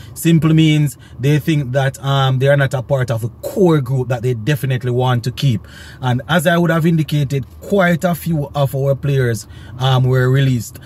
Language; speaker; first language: English; native; English